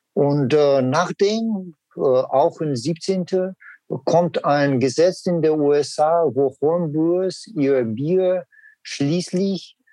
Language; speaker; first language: German; non-native, learner; Russian